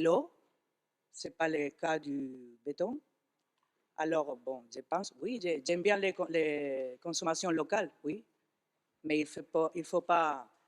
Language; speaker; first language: French; non-native, fluent; Spanish